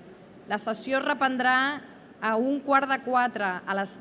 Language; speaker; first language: Catalan; native; Catalan